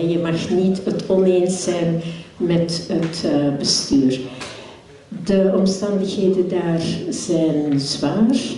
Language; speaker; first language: Dutch; native; Dutch